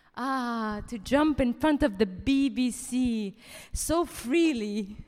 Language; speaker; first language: English; early bilingual, heritage; Arabic